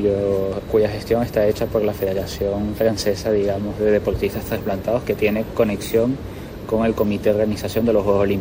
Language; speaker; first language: Spanish; native; Spanish